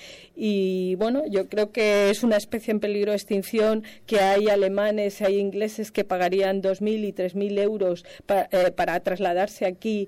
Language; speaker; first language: Spanish; native; Spanish